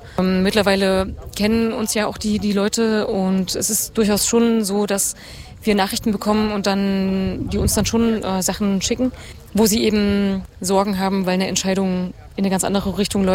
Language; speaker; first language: German; native; German